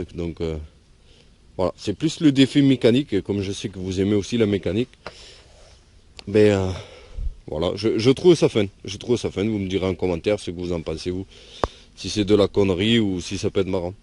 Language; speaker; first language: French; native; French